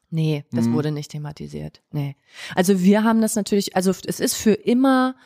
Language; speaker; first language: German; native; German